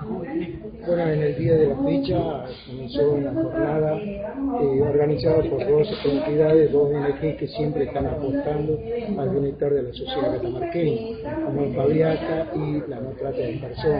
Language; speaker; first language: Spanish; native; Spanish